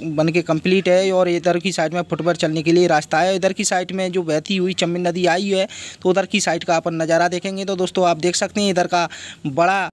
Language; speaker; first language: Hindi; native; Hindi